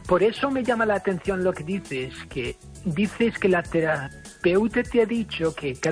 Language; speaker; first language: Spanish; non-native, fluent; English